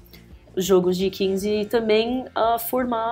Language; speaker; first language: Portuguese; early bilingual, heritage; English